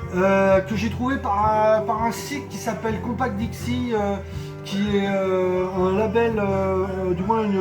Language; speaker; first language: French; native; French